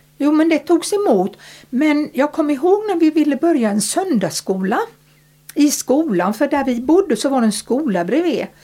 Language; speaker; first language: Swedish; early bilingual, other home language; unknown